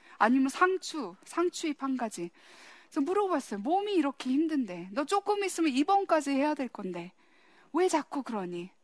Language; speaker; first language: Korean; early bilingual, heritage; Korean